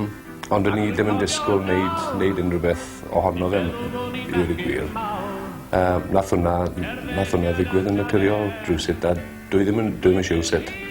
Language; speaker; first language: Welsh; native; Welsh